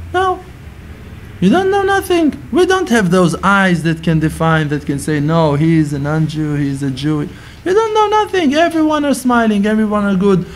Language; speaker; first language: English; non-native, fluent; Hebrew